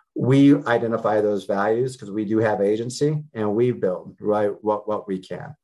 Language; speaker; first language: English; native; English